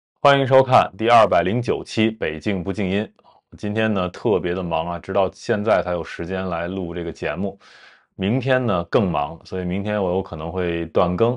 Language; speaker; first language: Chinese; native; Chinese